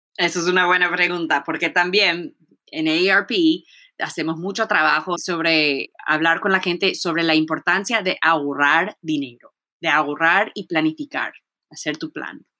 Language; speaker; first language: Spanish; early bilingual, heritage; Spanish